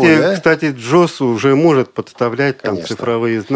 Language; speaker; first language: Russian; native; Russian